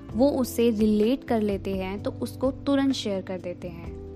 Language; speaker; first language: Hindi; native; Hindi